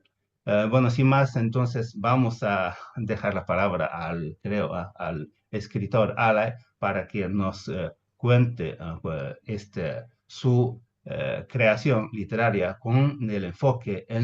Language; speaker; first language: Spanish; non-native, fluent; Chinese